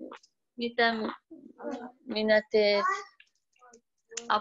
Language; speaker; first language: Finnish; non-native, learner; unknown